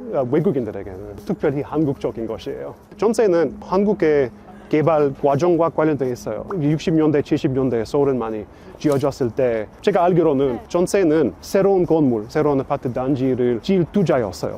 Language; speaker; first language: Korean; non-native, fluent; English